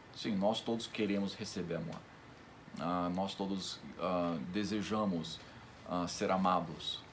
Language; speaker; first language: Portuguese; non-native, fluent; English